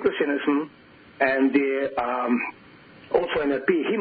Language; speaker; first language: English; non-native, fluent; Spanish